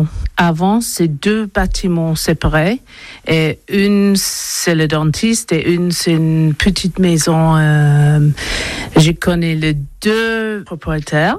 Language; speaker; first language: French; non-native, learner; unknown